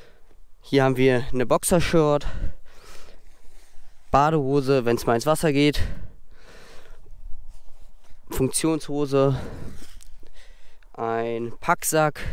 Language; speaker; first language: German; native; German